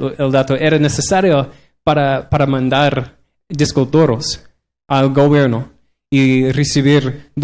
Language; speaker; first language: Spanish; non-native, learner; English